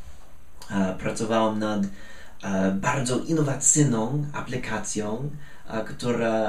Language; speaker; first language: Polish; non-native, fluent; English